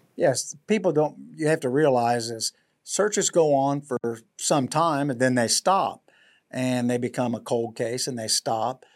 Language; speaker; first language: English; native; English